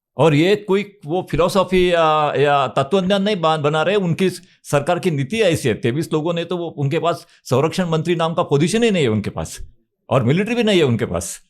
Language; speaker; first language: Hindi; non-native, local second language; Marathi